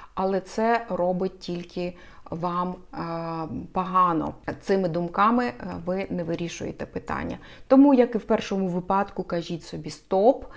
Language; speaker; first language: Ukrainian; non-native, local second language; Russian